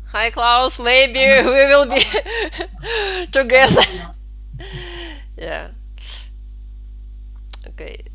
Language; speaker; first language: English; non-native, fluent; Russian